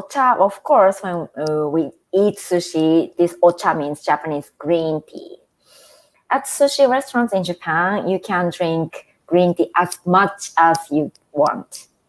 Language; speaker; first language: English; non-native, fluent; Japanese